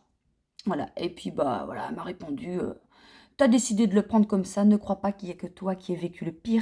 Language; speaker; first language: French; native; French